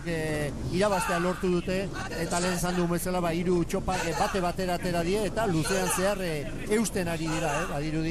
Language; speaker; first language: Basque; native; Basque